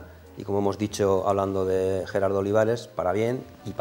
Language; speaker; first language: Spanish; native; Spanish